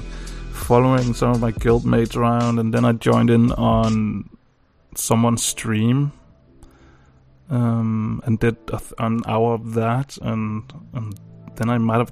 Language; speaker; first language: English; non-native, fluent; Danish